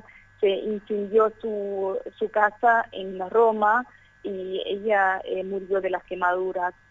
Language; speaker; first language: Spanish; non-native, fluent; German